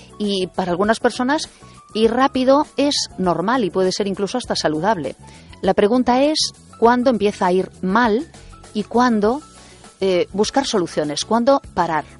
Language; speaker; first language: Spanish; native; Spanish